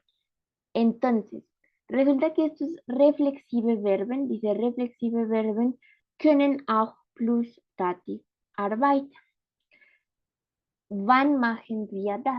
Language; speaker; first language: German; non-native, fluent; Spanish